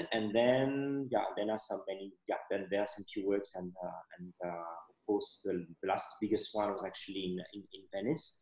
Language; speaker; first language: English; non-native, fluent; Malagasy